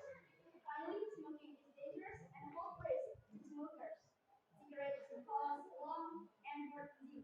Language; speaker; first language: English; non-native, learner; Indonesian